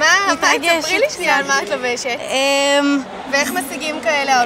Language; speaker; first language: Hebrew; native; Hebrew